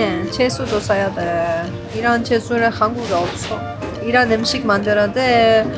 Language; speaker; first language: Korean; non-native, learner; Persian